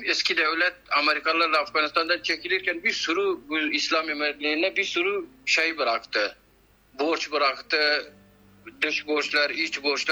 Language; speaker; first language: Turkish; non-native, fluent; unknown